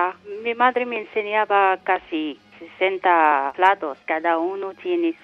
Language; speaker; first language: Spanish; non-native, learner; Arabic